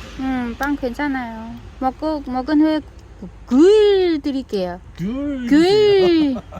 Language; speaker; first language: Korean; non-native, learner; Vietnamese